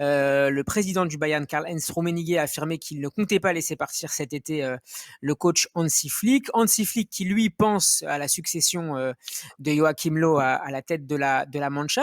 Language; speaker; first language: French; native; French